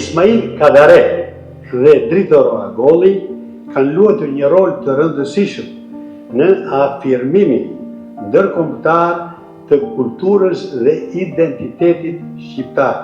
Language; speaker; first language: Albanian; native; Albanian